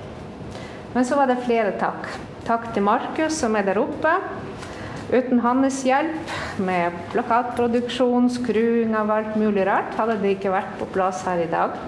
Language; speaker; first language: Norwegian; non-native, fluent; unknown